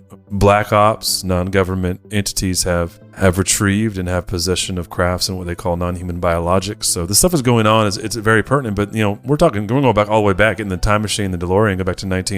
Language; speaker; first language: English; native; English